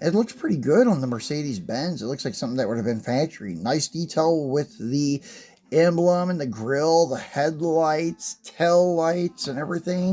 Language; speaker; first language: English; native; English